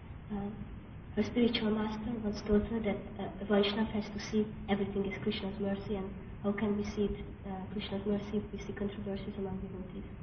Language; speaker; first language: English; non-native, fluent; Hungarian